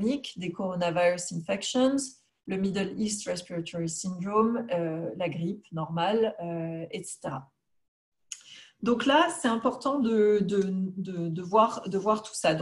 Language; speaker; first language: French; native; French